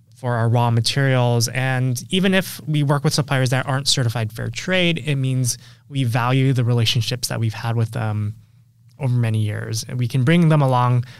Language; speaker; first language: English; native; English